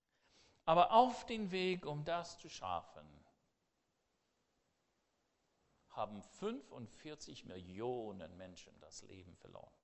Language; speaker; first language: German; non-native, fluent; English